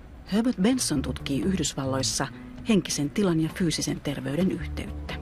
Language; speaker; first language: Finnish; native; Finnish